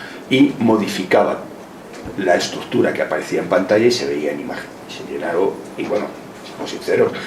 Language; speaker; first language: Spanish; native; Spanish